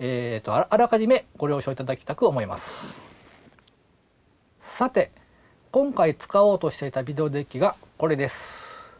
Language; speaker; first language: Japanese; native; Japanese